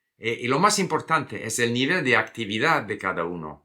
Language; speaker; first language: Spanish; non-native, fluent; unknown